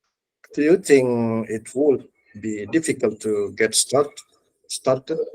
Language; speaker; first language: English; non-native, learner; Indonesian